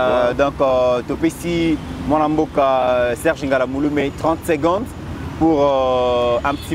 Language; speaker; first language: French; non-native, local second language; Lingala